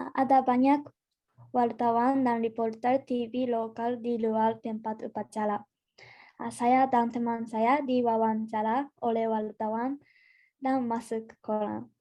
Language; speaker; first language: Indonesian; non-native, learner; Japanese